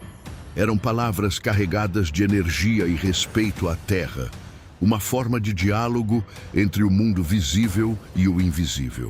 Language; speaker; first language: Portuguese; native; Portuguese